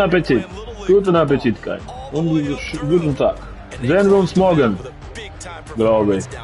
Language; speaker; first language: German; non-native, learner; Russian